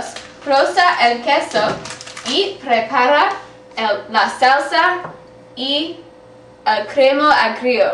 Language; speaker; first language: Spanish; non-native, learner; English